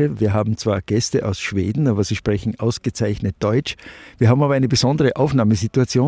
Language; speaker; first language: German; native; German